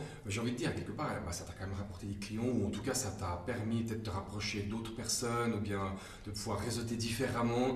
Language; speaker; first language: French; native; French